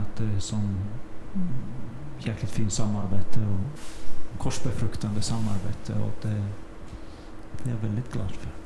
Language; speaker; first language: Swedish; non-native, fluent; Finnish